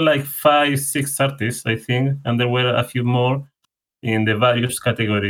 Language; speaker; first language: English; non-native, fluent; Spanish